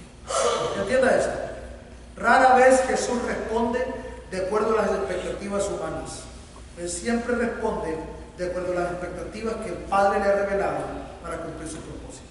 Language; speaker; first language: Spanish; native; Spanish